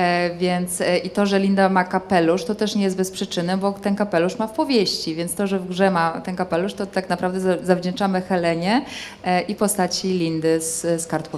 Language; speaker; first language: Polish; native; Polish